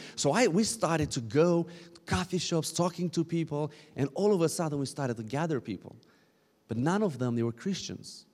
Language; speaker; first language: English; non-native, fluent; Romanian